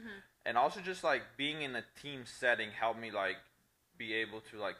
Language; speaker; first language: English; non-native, fluent; Italian